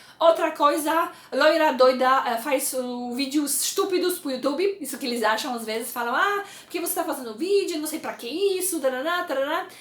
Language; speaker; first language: Portuguese; non-native, fluent; Polish